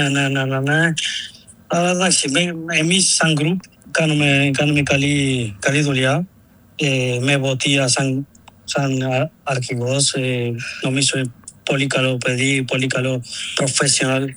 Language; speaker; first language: Greek; non-native, learner; Spanish